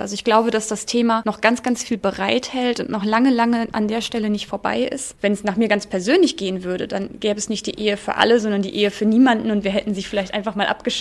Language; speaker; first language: German; native; German